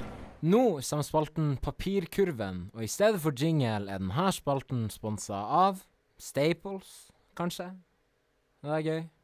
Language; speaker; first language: Norwegian; native; Norwegian